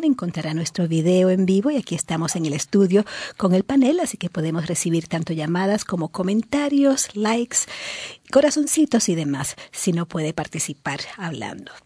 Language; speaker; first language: Spanish; native; Spanish